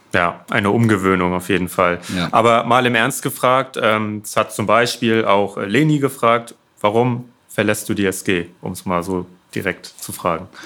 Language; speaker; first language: German; native; German